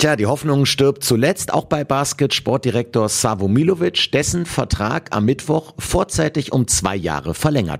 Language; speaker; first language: German; native; German